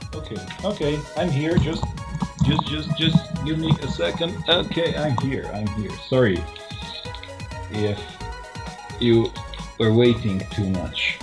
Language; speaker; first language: English; non-native, fluent; Croatian